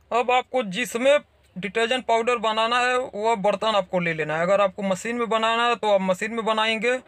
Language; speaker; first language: Hindi; native; Hindi